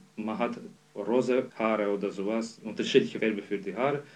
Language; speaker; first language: German; non-native, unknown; Azerbaijani